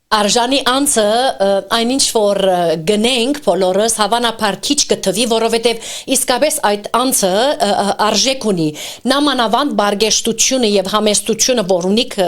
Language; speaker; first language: Armenian; early bilingual, heritage; Armenian